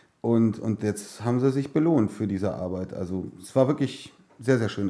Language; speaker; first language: German; native; German